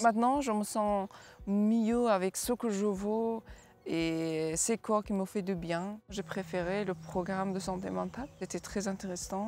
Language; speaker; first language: French; non-native, learner; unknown